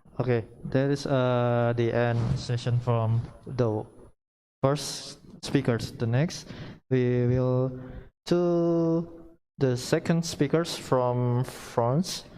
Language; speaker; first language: English; non-native, learner; Indonesian